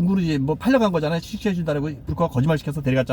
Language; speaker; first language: Korean; native; Korean